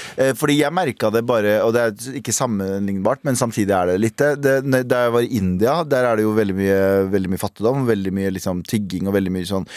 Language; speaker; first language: Norwegian; early bilingual, other home language; Kurdish